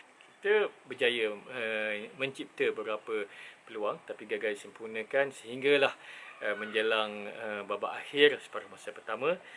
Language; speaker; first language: Malay; native; Malay